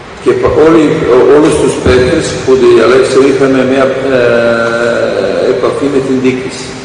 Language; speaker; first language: Greek; non-native, fluent; Serbian